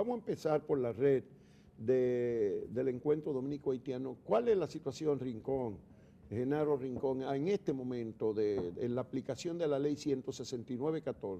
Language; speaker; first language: Spanish; native; Spanish